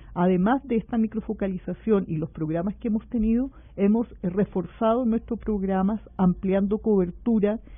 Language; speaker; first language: Spanish; native; Spanish